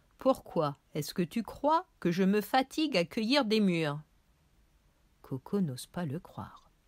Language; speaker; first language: French; native; French